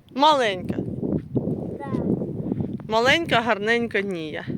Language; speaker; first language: Ukrainian; native; Ukrainian